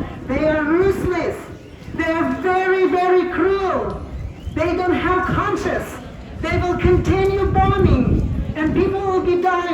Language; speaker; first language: English; non-native, fluent; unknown